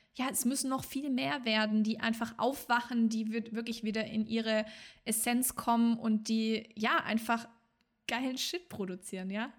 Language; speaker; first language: German; native; German